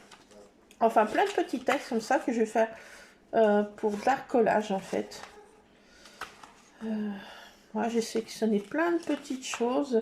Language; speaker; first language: French; native; French